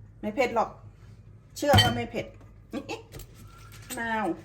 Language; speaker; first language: Thai; native; Thai